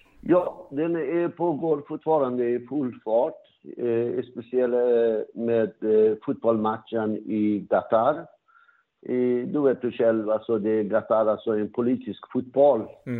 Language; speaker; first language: Swedish; non-native, fluent; Persian